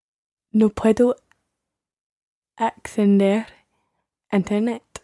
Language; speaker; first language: Spanish; non-native, learner; English